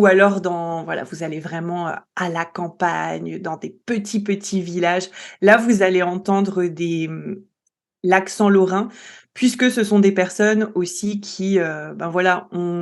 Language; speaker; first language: French; native; French